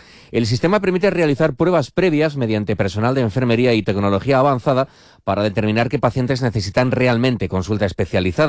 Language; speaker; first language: Spanish; native; Spanish